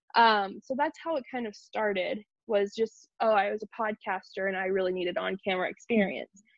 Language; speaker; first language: English; native; English